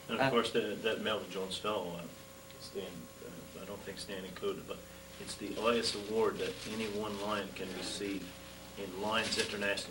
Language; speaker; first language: English; native; English